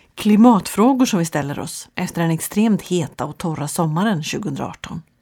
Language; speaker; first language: Swedish; native; Swedish